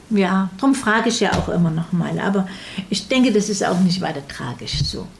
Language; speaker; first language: German; native; German